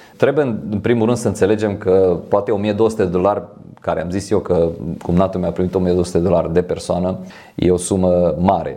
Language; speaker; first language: Romanian; non-native, fluent; French